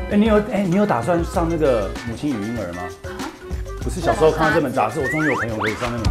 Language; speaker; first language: Chinese; native; Chinese